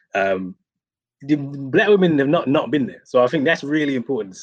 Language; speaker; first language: English; native; English